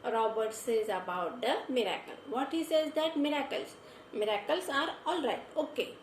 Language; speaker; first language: English; non-native, local second language; Marathi